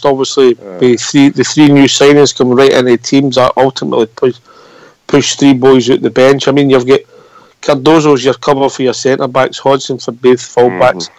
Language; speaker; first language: English; native; English